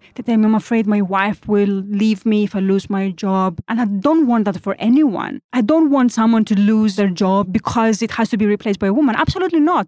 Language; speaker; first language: English; non-native, fluent; Greek